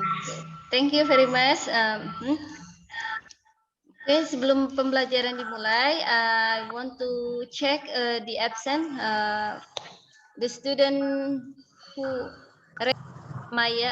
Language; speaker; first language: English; non-native, learner; Indonesian